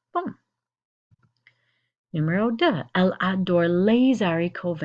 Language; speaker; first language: French; non-native, fluent; English